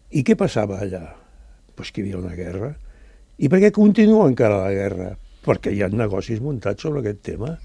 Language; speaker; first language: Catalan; native; Catalan